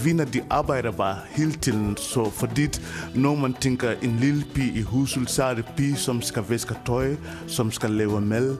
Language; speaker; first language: Danish; non-native, fluent; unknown